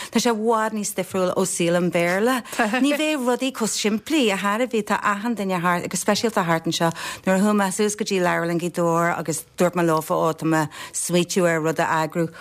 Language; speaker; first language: Irish; non-native, local second language; English